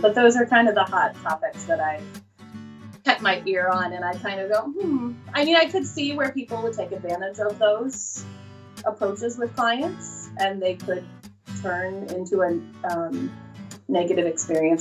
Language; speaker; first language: English; native; English